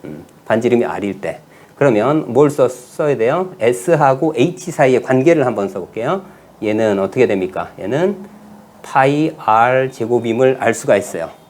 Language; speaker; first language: Korean; native; Korean